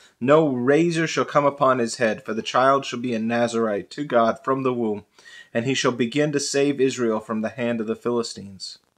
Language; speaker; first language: English; native; English